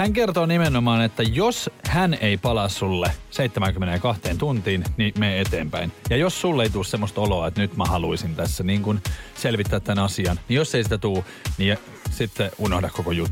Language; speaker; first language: Finnish; native; Finnish